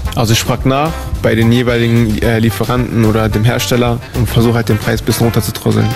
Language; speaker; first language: German; native; German